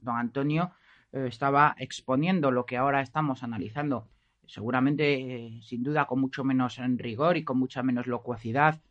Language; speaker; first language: Spanish; native; Spanish